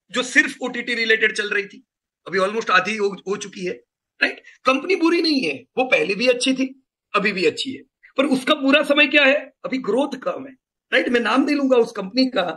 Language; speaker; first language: Hindi; non-native, local second language; Gujarati